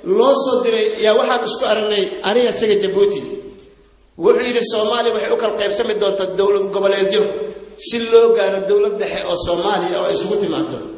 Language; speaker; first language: Somali; non-native, local second language; Maay